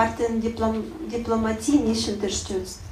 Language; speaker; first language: German; non-native, learner; Russian